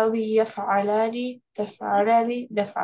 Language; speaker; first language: Arabic; non-native, learner; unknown